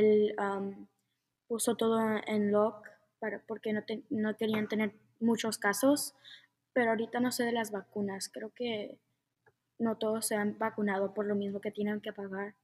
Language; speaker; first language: Spanish; early bilingual, heritage; Spanish